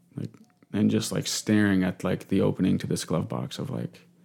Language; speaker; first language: English; native; English